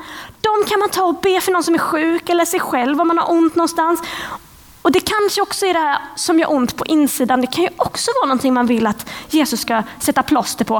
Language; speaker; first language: Swedish; native; Swedish